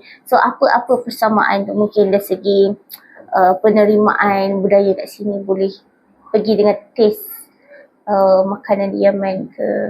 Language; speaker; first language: Malay; native; Malay